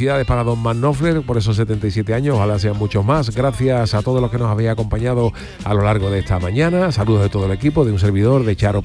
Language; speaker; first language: Spanish; native; Spanish